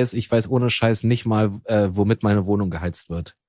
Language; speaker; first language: German; native; German